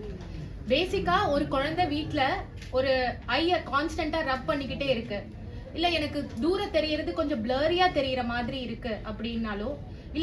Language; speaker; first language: Tamil; native; Tamil